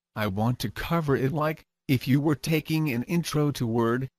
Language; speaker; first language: English; native; English